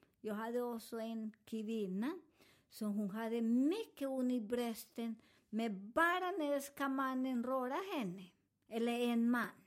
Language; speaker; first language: Swedish; non-native, fluent; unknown